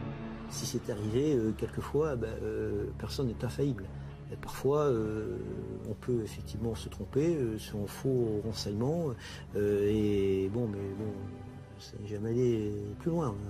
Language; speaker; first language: French; native; French